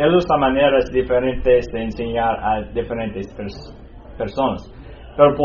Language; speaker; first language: Spanish; non-native, fluent; English